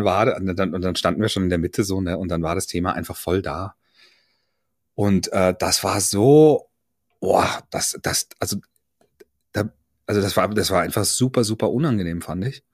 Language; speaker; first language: German; native; German